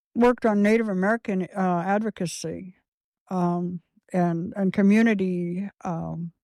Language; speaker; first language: English; native; English